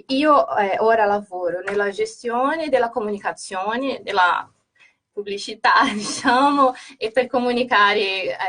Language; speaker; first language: Italian; non-native, fluent; Portuguese